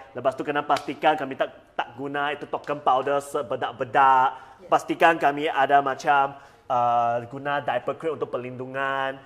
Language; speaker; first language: Malay; non-native, local second language; Chinese